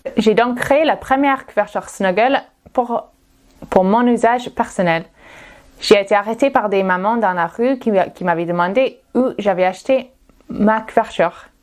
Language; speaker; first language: French; non-native, fluent; English